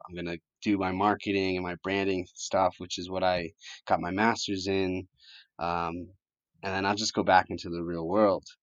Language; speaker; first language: English; early bilingual, other home language; Spanish